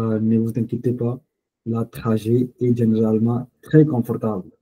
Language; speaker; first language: French; non-native, fluent; Punjabi